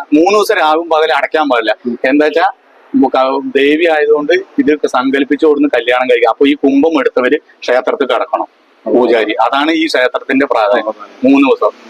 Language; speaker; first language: Malayalam; non-native, local second language; Tamil